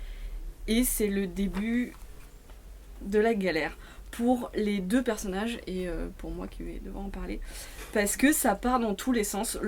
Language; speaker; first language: French; native; French